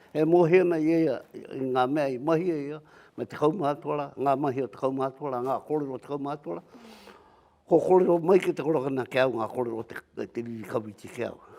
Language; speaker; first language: Māori; native; Māori